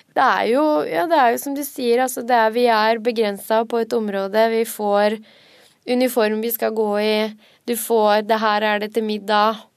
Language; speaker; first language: Norwegian; native; Norwegian